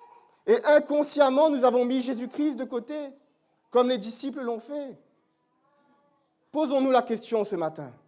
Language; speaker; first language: French; native; French